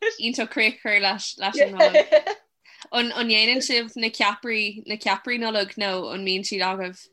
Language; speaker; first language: Irish; non-native, local second language; English